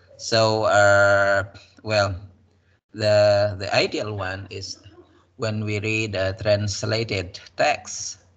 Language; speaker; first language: English; non-native, fluent; Indonesian